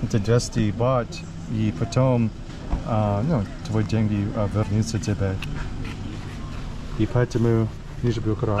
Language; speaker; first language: Russian; non-native, learner; English